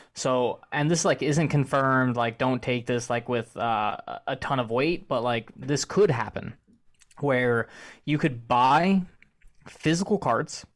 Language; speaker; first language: English; native; English